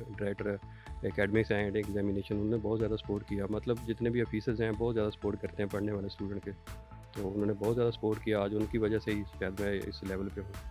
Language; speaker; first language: Urdu; non-native, local second language; Punjabi